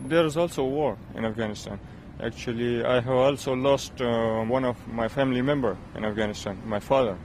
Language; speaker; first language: English; non-native, learner; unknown